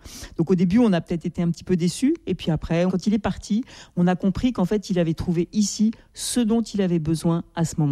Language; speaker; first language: French; native; French